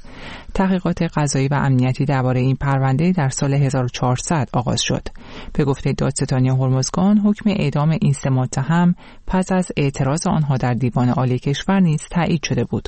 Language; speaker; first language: Persian; native; Persian